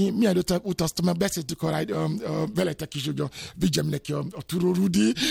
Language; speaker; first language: Hungarian; non-native, learner; Yoruba